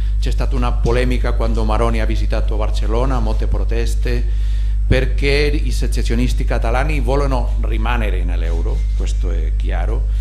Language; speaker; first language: Italian; non-native, fluent; Spanish